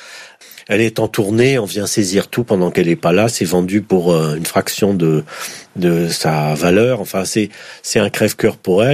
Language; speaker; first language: French; native; French